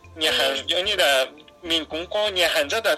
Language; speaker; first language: Vietnamese; non-native, fluent; Japanese